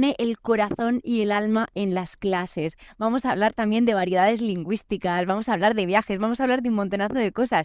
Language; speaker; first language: Spanish; native; Spanish